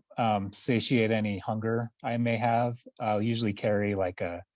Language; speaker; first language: English; native; English